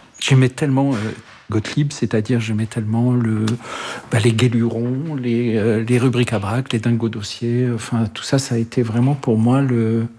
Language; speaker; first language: French; early bilingual, other home language; Arabic